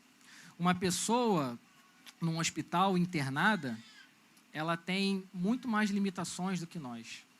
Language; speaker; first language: Portuguese; native; Portuguese